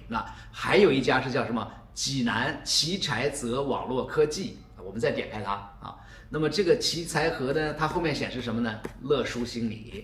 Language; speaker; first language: Chinese; native; Chinese